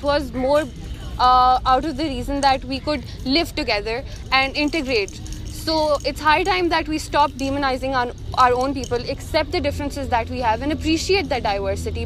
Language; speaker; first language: English; non-native, local second language; Urdu